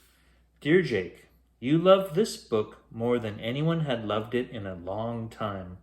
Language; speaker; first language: English; native; English